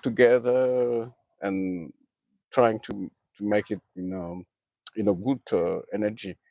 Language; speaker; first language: English; non-native, learner; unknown